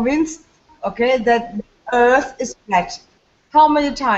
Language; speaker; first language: English; non-native, learner; French